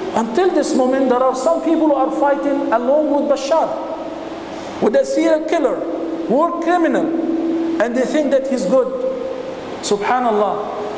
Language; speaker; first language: English; non-native, fluent; Arabic